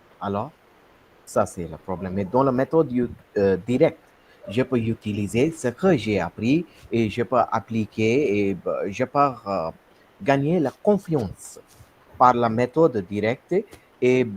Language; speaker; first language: French; non-native, learner; Hindi